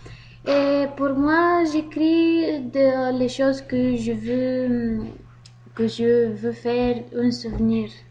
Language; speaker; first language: French; non-native, learner; Bulgarian